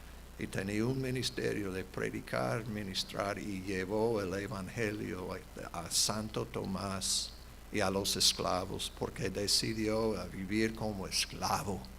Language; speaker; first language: Spanish; non-native, fluent; English